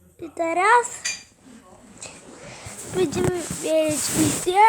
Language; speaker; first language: Polish; native; Polish